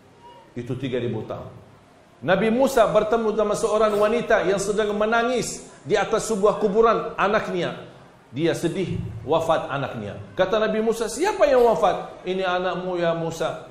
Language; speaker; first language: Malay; non-native, fluent; Arabic